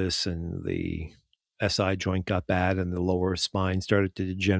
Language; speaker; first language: English; native; English